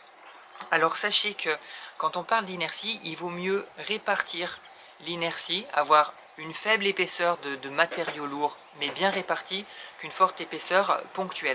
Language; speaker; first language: French; native; French